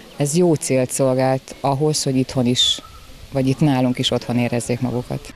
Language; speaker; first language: Hungarian; native; Hungarian